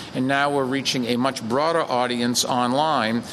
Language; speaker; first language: English; native; English